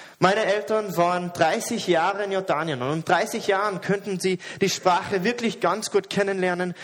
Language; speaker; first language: German; non-native, fluent; English